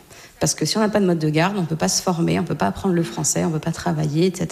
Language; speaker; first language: French; native; French